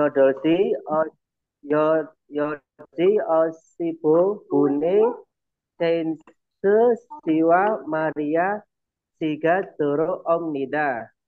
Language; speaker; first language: Korean; non-native, learner; Indonesian